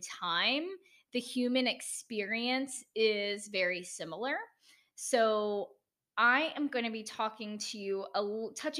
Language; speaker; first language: English; native; English